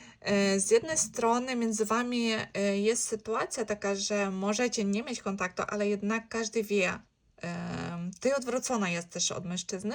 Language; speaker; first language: Polish; non-native, learner; Ukrainian